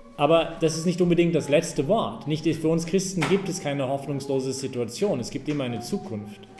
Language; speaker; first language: German; non-native, fluent; English